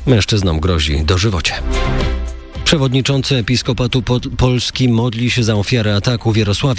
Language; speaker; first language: Polish; native; Polish